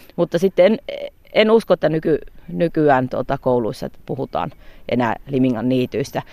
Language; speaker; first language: Finnish; native; Finnish